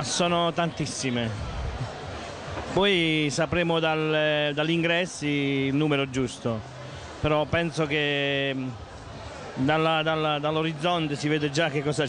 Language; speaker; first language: Italian; native; Italian